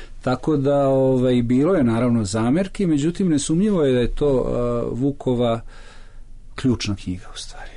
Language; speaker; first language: Serbian; native; Serbian